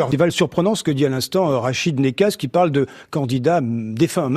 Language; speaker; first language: French; native; French